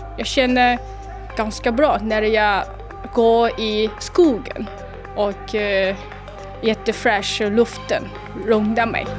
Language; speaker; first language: Swedish; non-native, fluent; Chinese